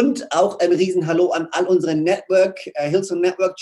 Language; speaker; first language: German; native; German